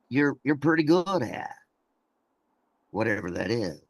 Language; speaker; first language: English; native; English